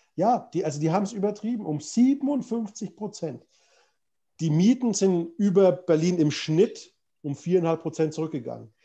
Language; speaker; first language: German; native; German